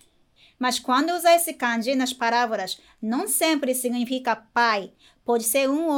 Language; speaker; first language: Portuguese; non-native, fluent; Japanese